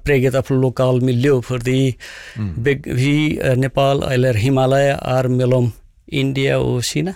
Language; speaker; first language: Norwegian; non-native, fluent; Nepali